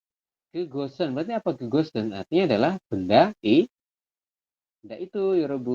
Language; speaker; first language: Indonesian; native; Indonesian